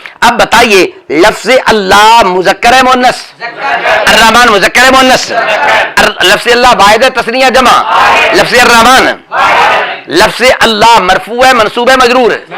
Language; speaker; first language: Urdu; non-native, local second language; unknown